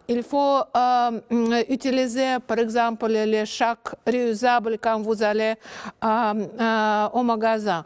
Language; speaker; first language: French; non-native, learner; Russian